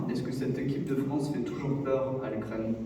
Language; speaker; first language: French; native; French